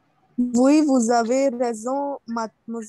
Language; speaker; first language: French; non-native, learner; Hindi